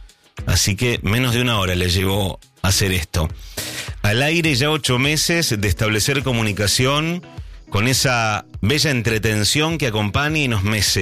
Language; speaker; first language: Spanish; native; Spanish